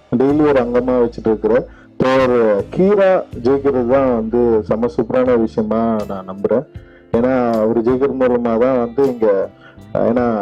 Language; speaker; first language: Tamil; native; Tamil